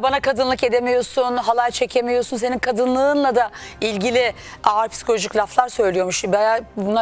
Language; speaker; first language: Turkish; native; Turkish